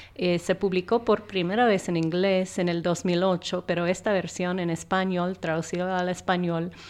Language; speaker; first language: Spanish; non-native, fluent; English